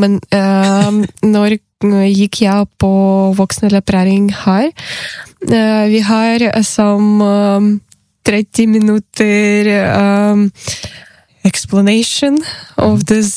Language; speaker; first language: Norwegian; non-native, learner; Ukrainian